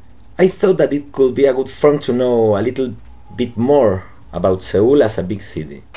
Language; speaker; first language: English; non-native, local second language; Spanish